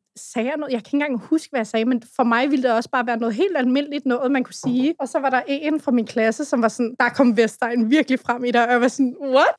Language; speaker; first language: Danish; native; Danish